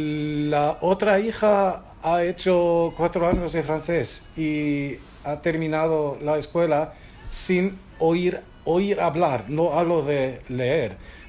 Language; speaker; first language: Spanish; non-native, fluent; German